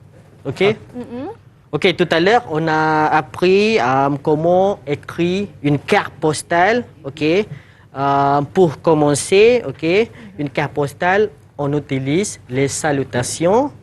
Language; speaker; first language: French; non-native, fluent; Malay